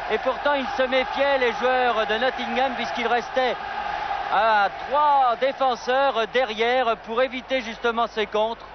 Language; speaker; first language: French; native; French